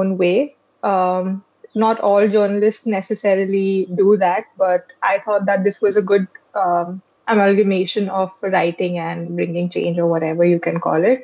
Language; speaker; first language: English; non-native, local second language; Hindi